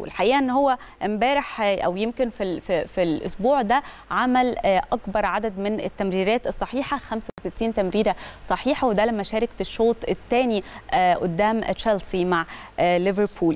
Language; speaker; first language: Arabic; native; Arabic